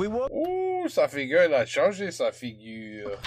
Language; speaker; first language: French; non-native, learner; English